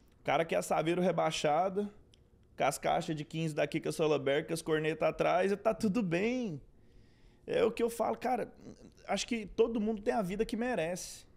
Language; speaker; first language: Portuguese; native; Portuguese